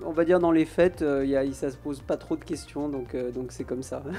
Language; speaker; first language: French; native; French